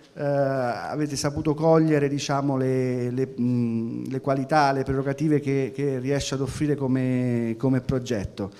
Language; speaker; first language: Italian; native; Italian